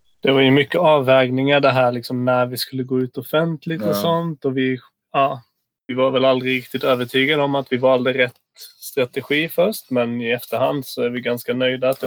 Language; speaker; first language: Swedish; native; Swedish